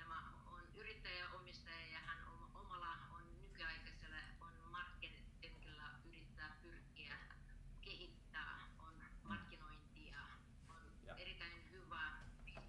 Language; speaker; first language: Finnish; non-native, learner; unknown